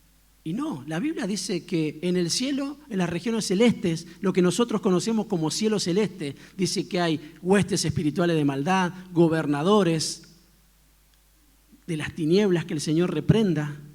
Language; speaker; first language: Spanish; native; Spanish